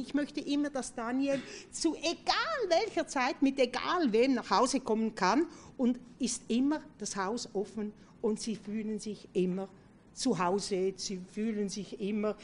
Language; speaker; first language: German; non-native, fluent; French